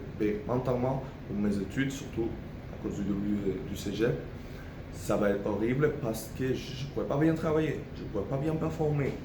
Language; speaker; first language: French; non-native, fluent; Spanish